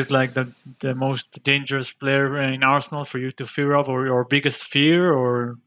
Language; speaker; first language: English; non-native, fluent; Hebrew